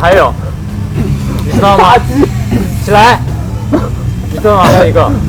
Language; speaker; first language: Chinese; non-native, learner; Korean